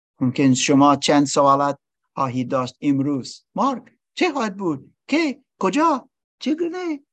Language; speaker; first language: Persian; non-native, learner; English